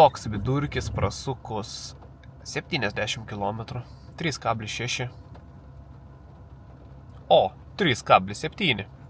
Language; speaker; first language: Lithuanian; native; Lithuanian